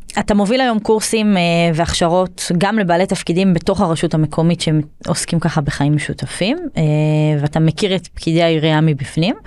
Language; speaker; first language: Hebrew; native; Hebrew